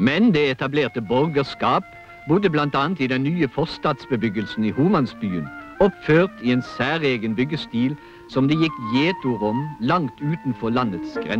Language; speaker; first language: Norwegian; native; Norwegian